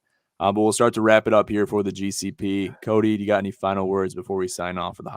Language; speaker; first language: English; native; English